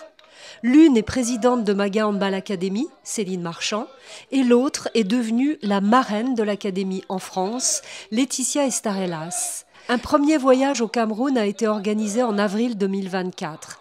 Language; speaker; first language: French; native; French